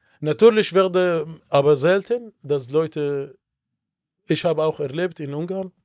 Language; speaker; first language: German; non-native, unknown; Arabic